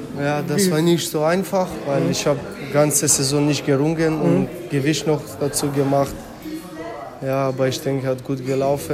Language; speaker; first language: German; non-native, learner; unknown